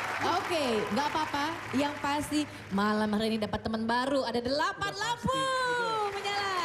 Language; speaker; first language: Indonesian; native; Indonesian